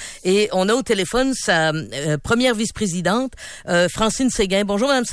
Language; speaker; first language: French; native; French